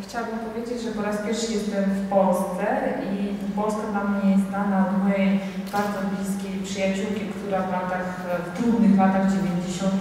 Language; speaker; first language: Polish; non-native, fluent; Georgian